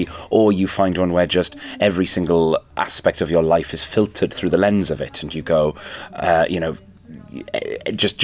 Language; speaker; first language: English; non-native, local second language; Welsh